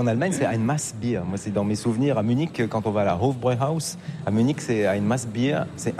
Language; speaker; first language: French; native; French